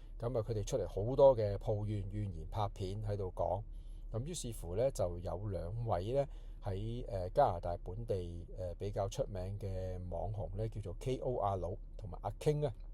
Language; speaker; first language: Cantonese; native; Cantonese